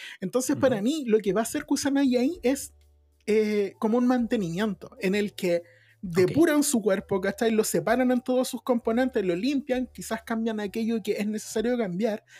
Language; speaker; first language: Spanish; native; Spanish